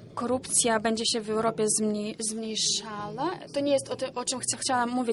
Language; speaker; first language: Polish; non-native, learner; Ukrainian